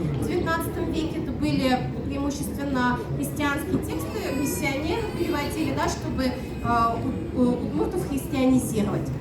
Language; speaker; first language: Russian; non-native, local second language; Udmurt